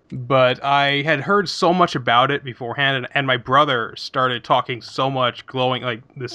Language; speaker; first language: English; native; English